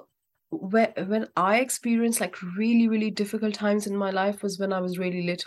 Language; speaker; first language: English; non-native, local second language; Urdu